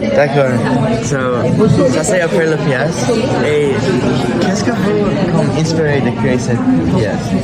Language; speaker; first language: French; non-native, learner; English